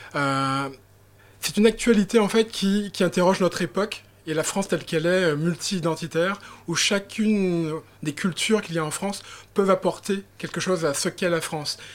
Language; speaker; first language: French; native; French